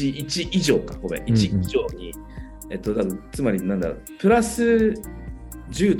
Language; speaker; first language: Japanese; native; Japanese